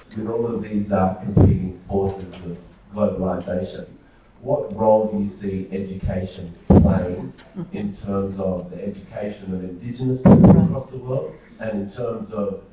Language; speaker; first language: English; non-native, fluent; Polish